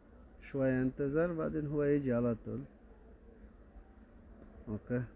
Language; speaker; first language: Arabic; non-native, learner; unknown